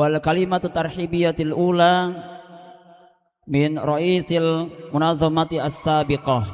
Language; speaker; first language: Arabic; non-native, learner; Indonesian